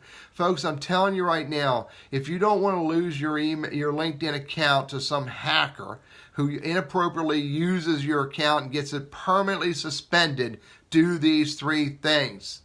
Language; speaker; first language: English; native; English